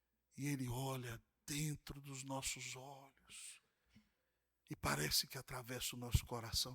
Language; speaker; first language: Portuguese; native; Portuguese